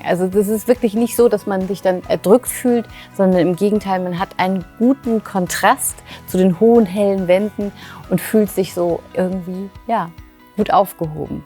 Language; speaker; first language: German; native; German